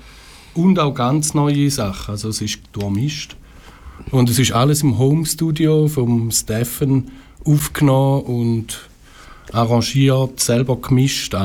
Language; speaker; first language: German; native; German